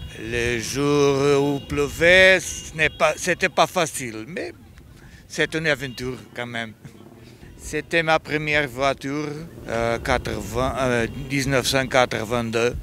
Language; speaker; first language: French; non-native, learner; Portuguese